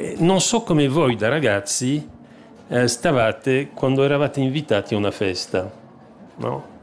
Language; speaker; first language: Italian; non-native, fluent; French